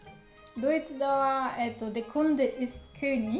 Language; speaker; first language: Japanese; non-native, learner; German